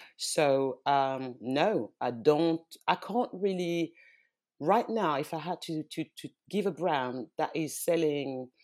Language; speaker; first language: English; early bilingual, heritage; French